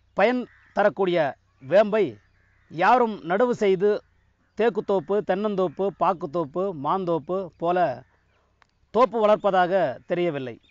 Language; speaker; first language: Tamil; native; Tamil